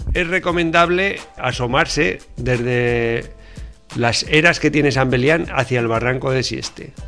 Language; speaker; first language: Spanish; native; Spanish